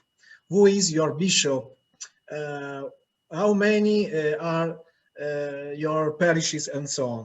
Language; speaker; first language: English; non-native, learner; Italian